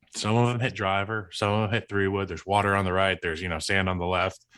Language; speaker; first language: English; native; English